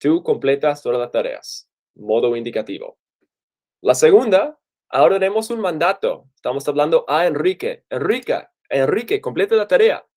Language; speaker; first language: Spanish; non-native, fluent; English